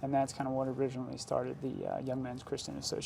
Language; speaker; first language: English; native; English